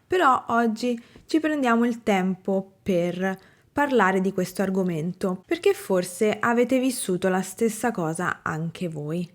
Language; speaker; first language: Italian; native; Italian